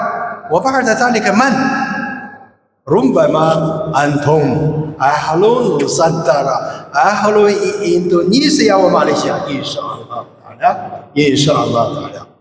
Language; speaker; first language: Arabic; non-native, fluent; Chinese